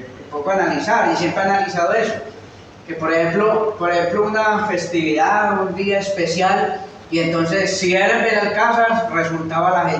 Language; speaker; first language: Spanish; native; Spanish